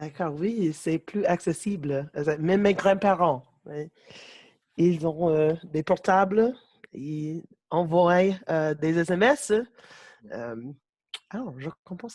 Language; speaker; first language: French; non-native, learner; English